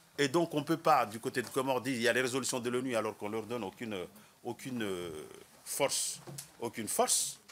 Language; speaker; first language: French; non-native, local second language; Comorian